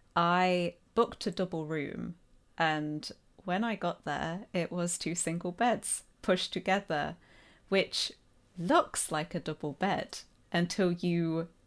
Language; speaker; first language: English; native; English